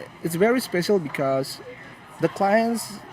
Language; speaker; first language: English; non-native, learner; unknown